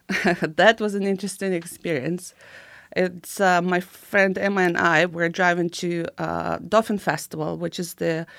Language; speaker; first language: English; non-native, fluent; Ukrainian